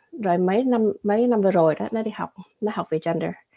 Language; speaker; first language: Vietnamese; early bilingual, heritage; Vietnamese